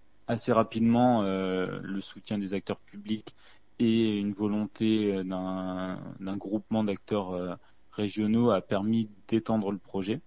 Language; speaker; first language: French; native; French